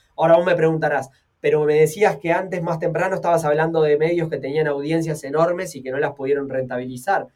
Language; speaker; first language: Spanish; native; Spanish